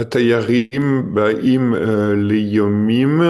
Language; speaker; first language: Hebrew; non-native, learner; French